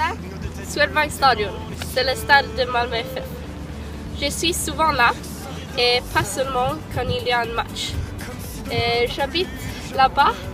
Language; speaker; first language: French; non-native, learner; Swedish